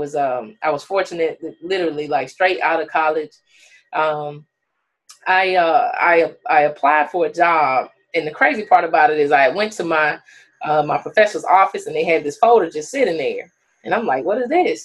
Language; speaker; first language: English; native; English